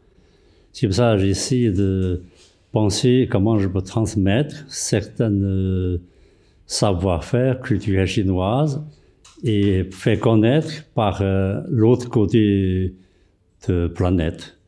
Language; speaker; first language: French; non-native, fluent; Chinese